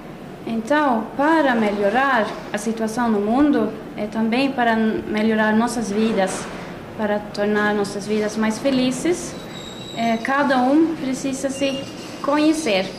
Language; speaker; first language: Portuguese; non-native, fluent; Swedish